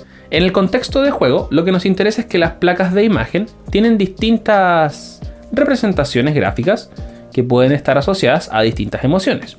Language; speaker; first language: Spanish; native; Spanish